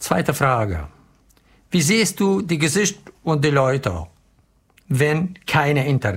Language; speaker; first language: German; non-native, learner; Arabic